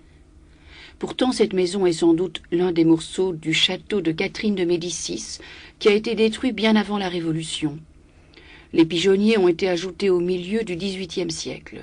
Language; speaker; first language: French; native; French